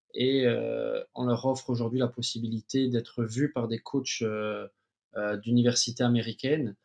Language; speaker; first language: French; native; French